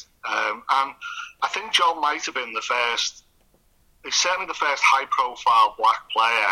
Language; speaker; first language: English; native; English